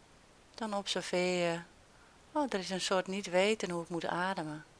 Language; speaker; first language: Dutch; native; Dutch